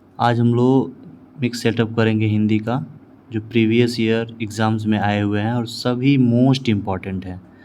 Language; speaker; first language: Hindi; native; Hindi